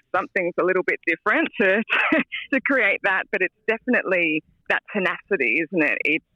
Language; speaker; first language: English; native; English